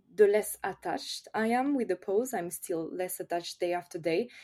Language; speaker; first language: English; non-native, fluent; French